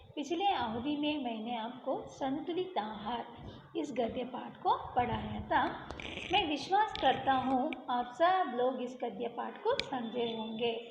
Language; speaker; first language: Hindi; non-native, local second language; Kannada